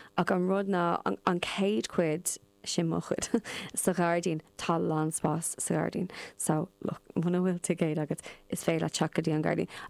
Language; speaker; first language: Irish; non-native, local second language; English